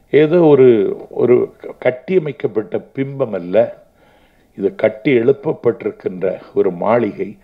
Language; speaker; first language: Tamil; native; Tamil